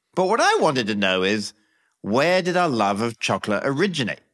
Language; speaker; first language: English; native; English